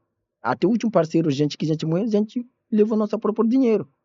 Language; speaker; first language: Portuguese; non-native, learner; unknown